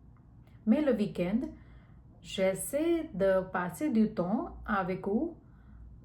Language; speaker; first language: French; non-native, learner; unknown